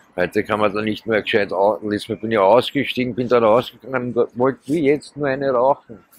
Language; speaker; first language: German; native; German